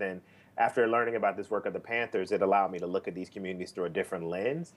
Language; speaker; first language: English; native; English